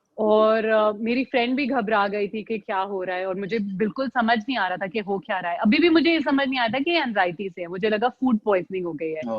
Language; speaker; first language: Hindi; native; Hindi